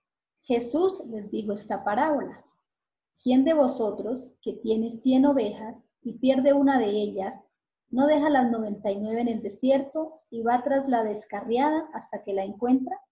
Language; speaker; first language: Spanish; native; Spanish